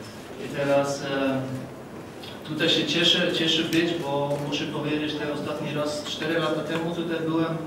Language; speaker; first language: Polish; early bilingual, other home language; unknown